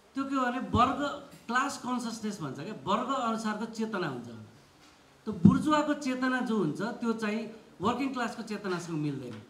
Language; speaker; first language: Nepali; native; Nepali